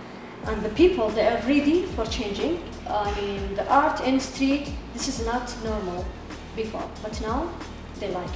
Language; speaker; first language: English; non-native, learner; Arabic